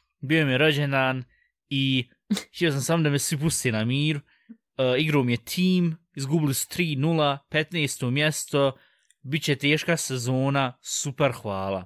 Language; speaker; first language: Bosnian; early bilingual, heritage; Bosnian